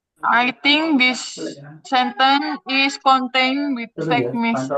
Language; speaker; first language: English; non-native, learner; Indonesian